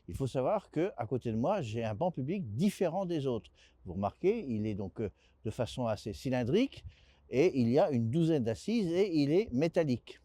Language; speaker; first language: French; native; French